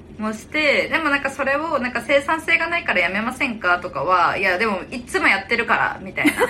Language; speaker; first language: Japanese; native; Japanese